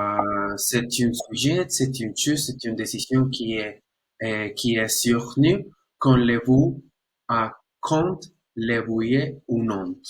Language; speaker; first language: French; non-native, learner; Spanish